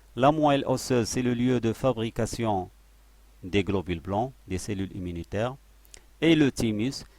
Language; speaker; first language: French; non-native, local second language; Arabic